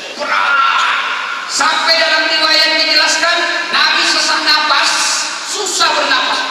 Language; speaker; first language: Indonesian; non-native, local second language; Buginese